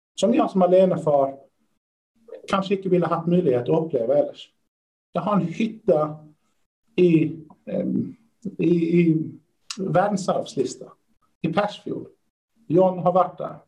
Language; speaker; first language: Swedish; early bilingual, other home language; Persian